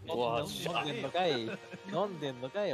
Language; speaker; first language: Japanese; native; Japanese